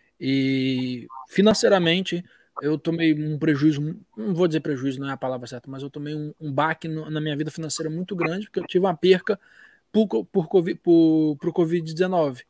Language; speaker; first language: Portuguese; native; Portuguese